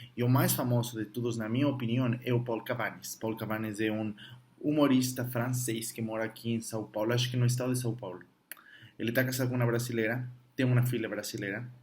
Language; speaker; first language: Portuguese; non-native, fluent; Spanish